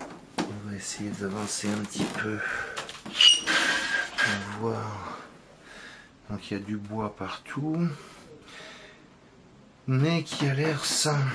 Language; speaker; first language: French; native; French